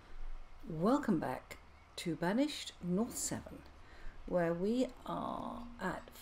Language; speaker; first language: English; native; English